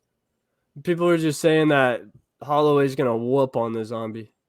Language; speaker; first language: English; native; English